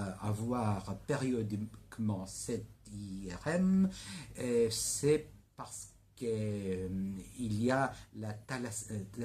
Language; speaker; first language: French; non-native, fluent; Greek